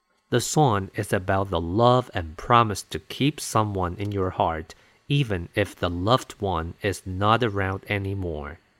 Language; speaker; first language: English; non-native, fluent; Chinese